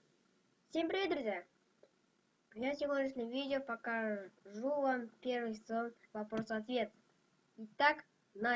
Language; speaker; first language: Russian; non-native, local second language; Kazakh